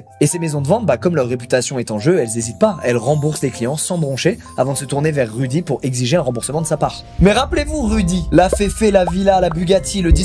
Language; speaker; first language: French; native; French